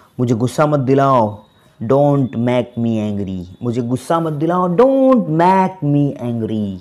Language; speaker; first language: Hindi; native; Hindi